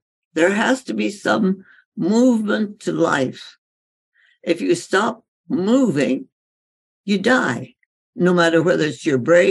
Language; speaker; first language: English; native; English